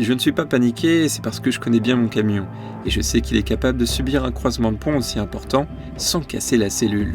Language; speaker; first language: French; native; French